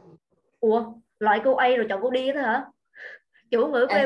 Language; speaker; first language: Vietnamese; native; Vietnamese